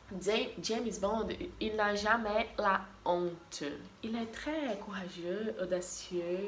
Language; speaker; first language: French; non-native, fluent; Portuguese